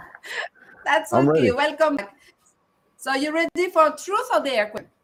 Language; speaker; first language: English; non-native, fluent; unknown